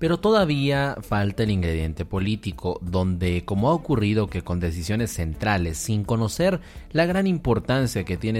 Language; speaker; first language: Spanish; native; Spanish